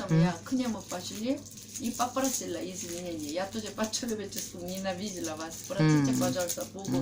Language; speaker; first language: Russian; non-native, learner; Korean